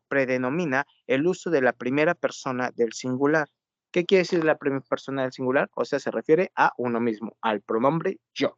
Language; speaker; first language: Spanish; native; Spanish